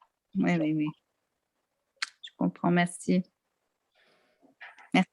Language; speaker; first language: French; non-native, local second language; Arabic